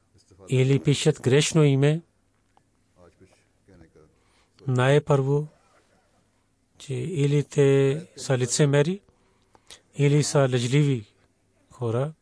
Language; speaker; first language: Bulgarian; non-native, learner; Urdu